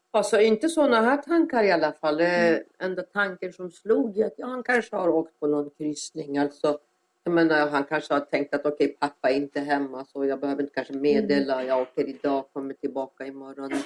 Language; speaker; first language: Swedish; non-native, fluent; Persian